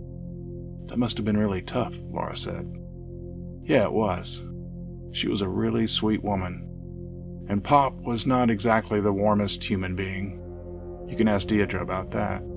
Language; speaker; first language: English; native; English